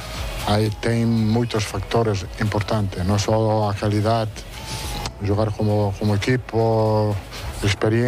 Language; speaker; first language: Portuguese; non-native, fluent; Italian